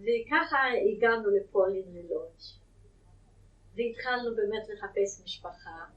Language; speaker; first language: Hebrew; non-native, fluent; Yiddish